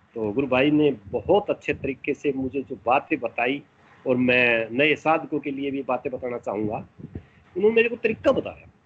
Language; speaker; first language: Hindi; native; Hindi